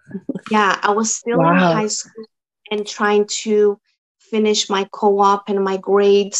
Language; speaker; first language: English; non-native, fluent; Portuguese